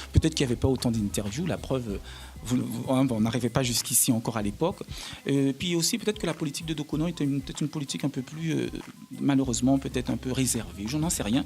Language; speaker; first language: French; native; French